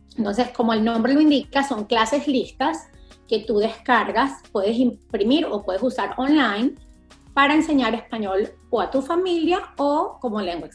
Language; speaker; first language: Spanish; native; Spanish